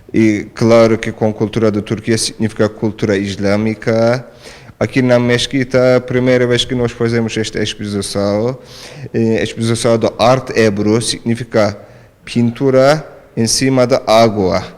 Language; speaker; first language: Portuguese; non-native, fluent; Turkish